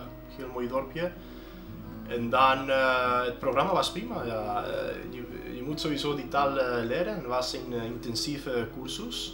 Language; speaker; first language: Dutch; non-native, fluent; Spanish